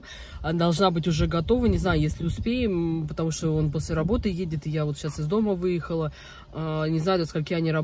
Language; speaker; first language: Russian; native; Russian